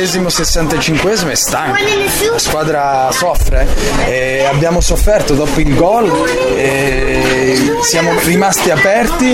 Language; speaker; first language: Italian; early bilingual, heritage; Italian